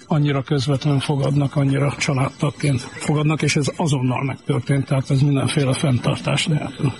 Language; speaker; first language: Hungarian; native; Hungarian